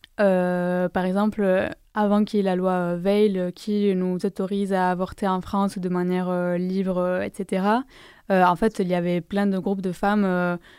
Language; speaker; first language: French; non-native, fluent; Spanish